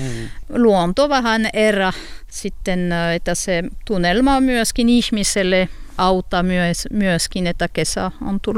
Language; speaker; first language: Finnish; non-native, learner; French